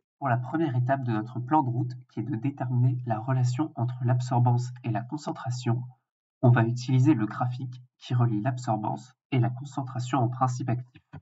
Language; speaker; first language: French; native; French